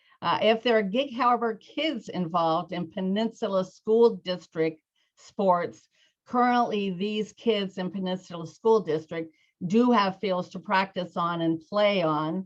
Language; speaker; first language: English; native; English